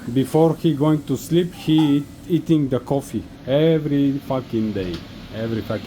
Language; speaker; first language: English; non-native, learner; Bulgarian